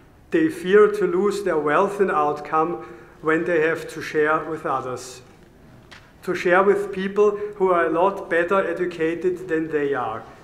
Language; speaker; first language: English; non-native, fluent; German